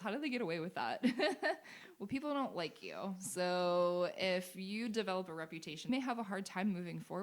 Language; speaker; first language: English; native; English